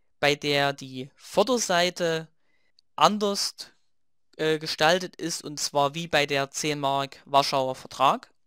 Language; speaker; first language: German; native; German